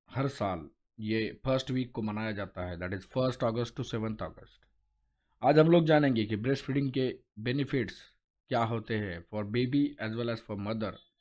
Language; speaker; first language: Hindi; non-native, local second language; Marathi